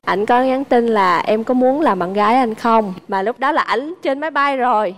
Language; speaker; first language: Vietnamese; native; Vietnamese